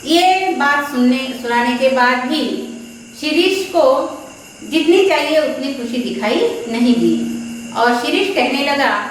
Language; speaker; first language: Hindi; non-native, local second language; Marathi